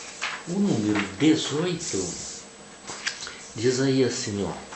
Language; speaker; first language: Portuguese; native; Portuguese